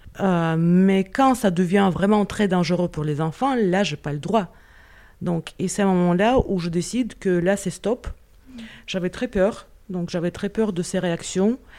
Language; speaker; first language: French; non-native, fluent; Russian